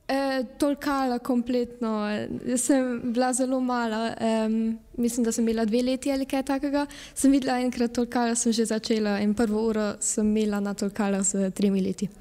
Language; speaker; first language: Slovenian; early bilingual, heritage; Slovenian